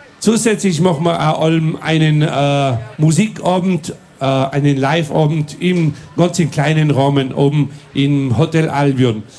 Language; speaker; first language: German; non-native, local second language; Ladin